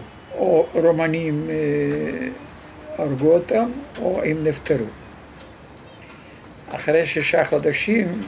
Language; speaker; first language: Hebrew; non-native, fluent; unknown